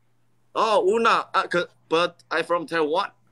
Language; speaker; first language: English; non-native, learner; Chinese